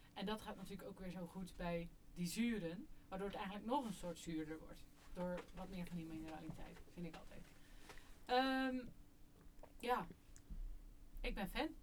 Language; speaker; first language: Dutch; native; Dutch